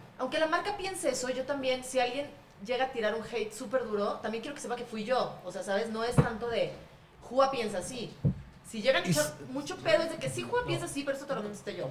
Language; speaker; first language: Spanish; native; Spanish